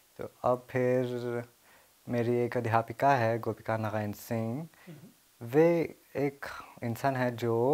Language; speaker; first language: Hindi; early bilingual, heritage; Hindi